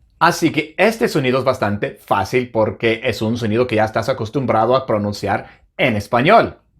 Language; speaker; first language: Spanish; non-native, fluent; English